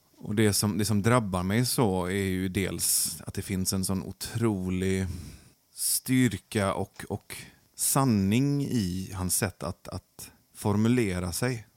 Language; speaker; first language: Swedish; early bilingual, other home language; Persian